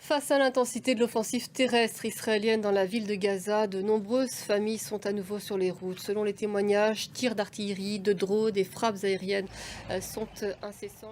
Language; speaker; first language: French; native; French